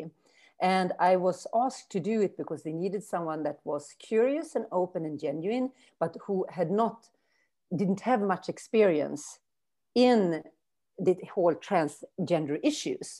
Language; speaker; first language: English; non-native, fluent; Swedish